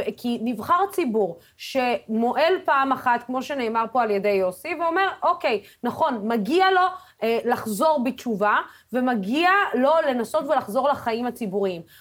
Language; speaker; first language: Hebrew; non-native, local second language; Arabic